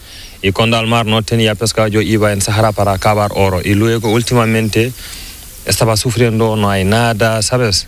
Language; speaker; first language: Spanish; non-native, learner; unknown